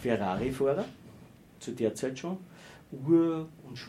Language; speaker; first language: German; native; German